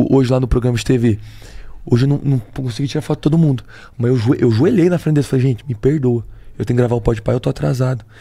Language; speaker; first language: Portuguese; native; Portuguese